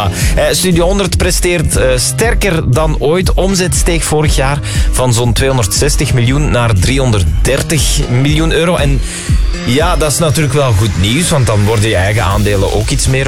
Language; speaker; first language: Dutch; native; Dutch